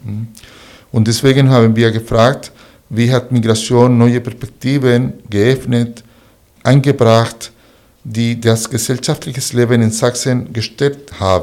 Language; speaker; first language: German; non-native, fluent; Spanish